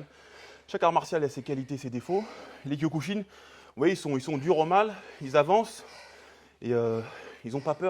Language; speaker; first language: French; native; French